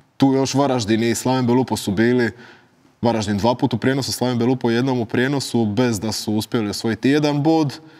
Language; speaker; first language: Croatian; native; Croatian